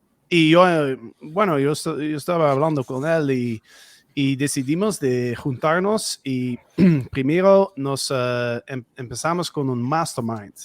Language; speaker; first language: Spanish; non-native, fluent; Dutch